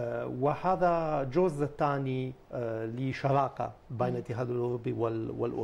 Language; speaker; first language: Arabic; non-native, fluent; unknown